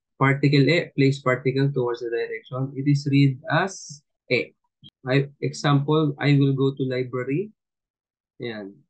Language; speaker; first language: English; non-native, local second language; Filipino